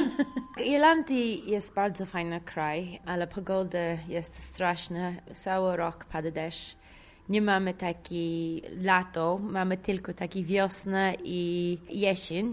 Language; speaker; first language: Polish; non-native, learner; English